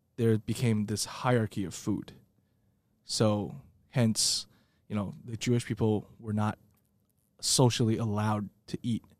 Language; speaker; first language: English; non-native, fluent; Chinese